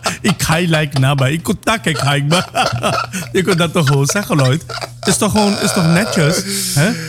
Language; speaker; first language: Dutch; non-native, local second language; Caribbean Hindustani